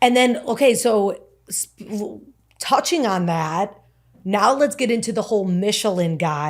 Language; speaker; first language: English; native; English